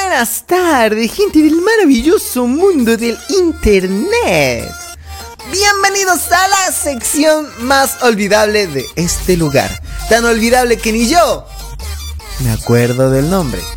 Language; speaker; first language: Spanish; native; Spanish